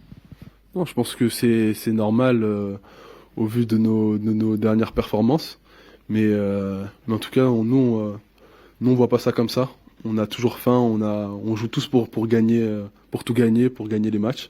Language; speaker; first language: French; native; French